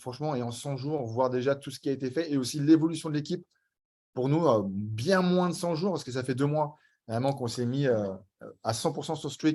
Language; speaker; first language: French; native; French